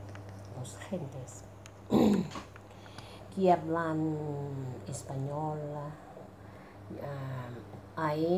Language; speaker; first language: Spanish; non-native, learner; Thai